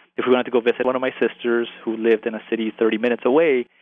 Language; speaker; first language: English; early bilingual, other home language; Spanish